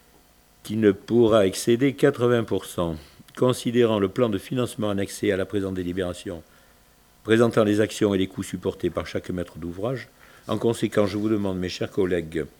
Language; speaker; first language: French; native; French